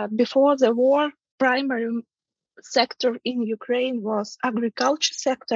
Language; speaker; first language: English; non-native, fluent; Ukrainian